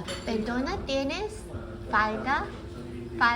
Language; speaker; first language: Spanish; non-native, learner; Korean